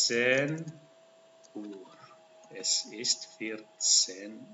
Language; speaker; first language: German; non-native, learner; Indonesian